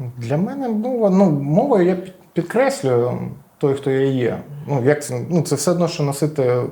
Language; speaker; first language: Ukrainian; non-native, local second language; Russian